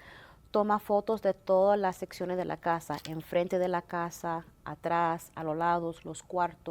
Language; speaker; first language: Spanish; early bilingual, heritage; Spanish